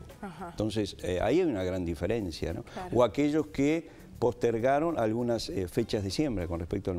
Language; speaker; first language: Spanish; native; Spanish